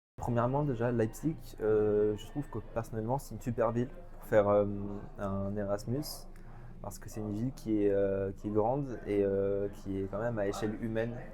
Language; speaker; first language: French; native; French